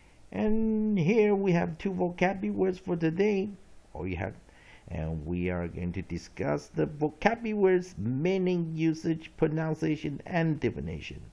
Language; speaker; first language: English; non-native, fluent; Chinese